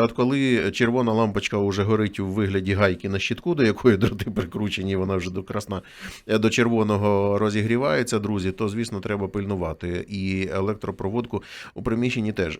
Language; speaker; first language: Ukrainian; native; Ukrainian